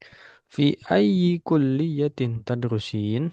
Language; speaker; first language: Arabic; non-native, fluent; Indonesian